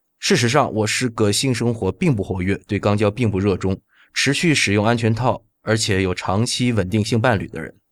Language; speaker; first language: Chinese; native; Chinese